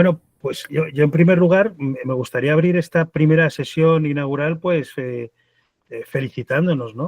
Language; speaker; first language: Spanish; native; Spanish